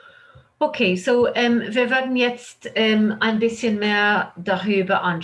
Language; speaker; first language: German; non-native, fluent; English